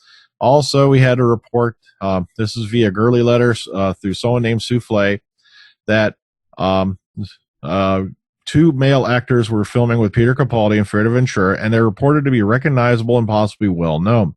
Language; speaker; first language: English; native; English